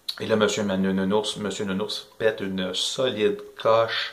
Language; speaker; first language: French; native; French